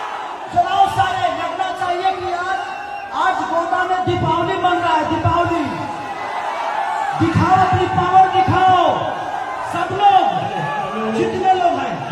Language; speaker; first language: Hindi; non-native, local second language; Bhojpuri